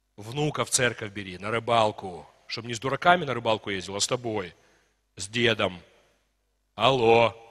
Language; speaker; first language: Russian; non-native, local second language; Ukrainian